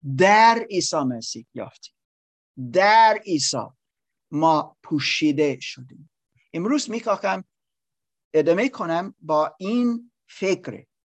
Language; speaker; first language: Persian; non-native, learner; English